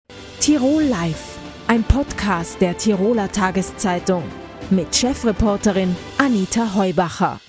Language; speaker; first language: German; native; German